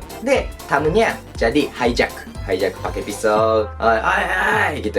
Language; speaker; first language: Indonesian; non-native, learner; Japanese